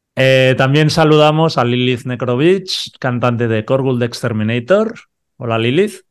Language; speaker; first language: Spanish; non-native, local second language; Catalan